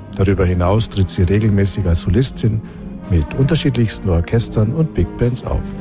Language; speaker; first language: German; native; German